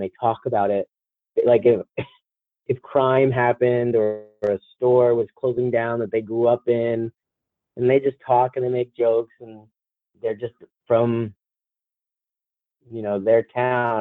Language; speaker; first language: English; native; English